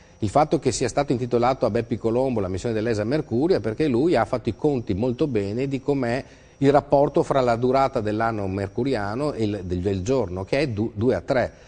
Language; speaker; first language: Italian; native; Italian